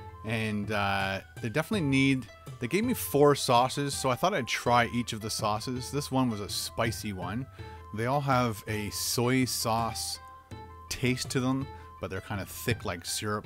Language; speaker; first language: English; native; English